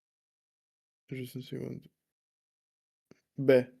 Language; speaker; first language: French; non-native, learner; Russian